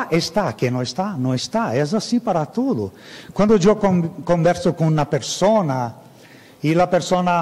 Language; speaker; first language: Spanish; non-native, fluent; Portuguese